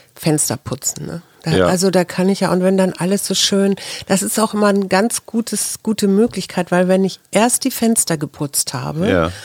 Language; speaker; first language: German; native; German